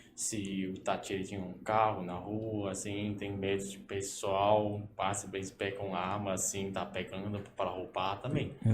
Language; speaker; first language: Portuguese; non-native, learner; Cantonese